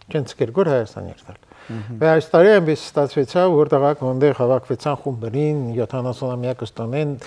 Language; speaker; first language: Armenian; early bilingual, heritage; Armenian